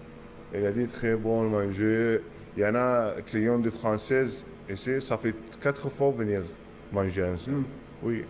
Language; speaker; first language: French; non-native, learner; Arabic